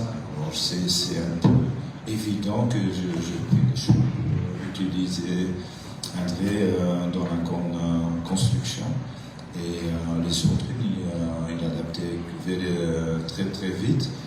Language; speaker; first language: French; non-native, fluent; Dutch